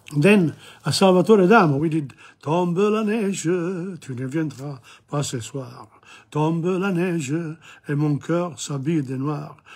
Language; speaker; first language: French; non-native, fluent; English